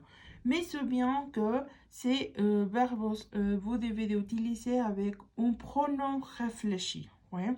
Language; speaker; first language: French; non-native, fluent; Spanish